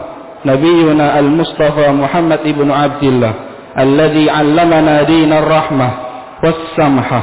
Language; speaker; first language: Arabic; non-native, fluent; Indonesian